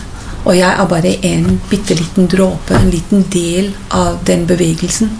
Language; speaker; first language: Norwegian; non-native, fluent; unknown